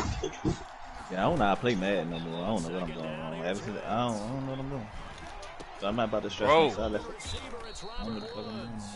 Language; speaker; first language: English; native; English